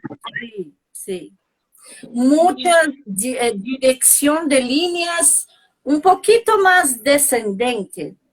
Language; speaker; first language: Spanish; non-native, learner; Portuguese